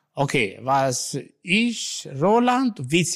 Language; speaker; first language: German; non-native, learner; Italian